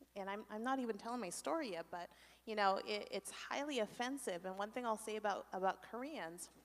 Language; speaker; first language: English; native; English